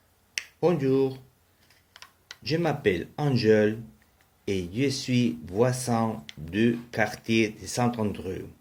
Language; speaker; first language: French; non-native, learner; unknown